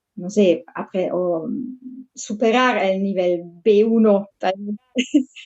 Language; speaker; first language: Spanish; non-native, fluent; German